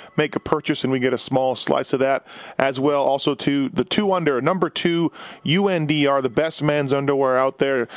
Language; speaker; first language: English; native; English